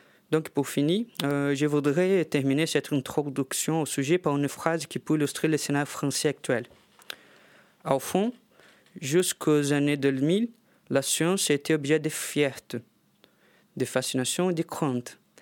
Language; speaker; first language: French; non-native, fluent; Portuguese